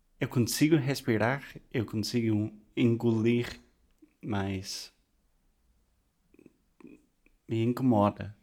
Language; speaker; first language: Portuguese; non-native, fluent; English